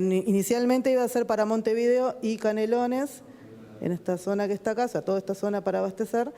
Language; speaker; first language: Spanish; native; Spanish